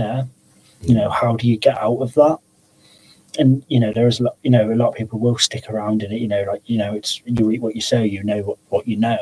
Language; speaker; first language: English; native; English